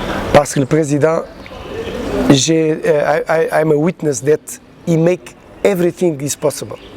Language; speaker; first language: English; non-native, learner; Portuguese